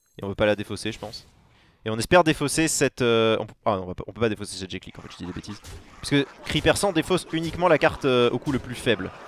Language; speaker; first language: French; native; French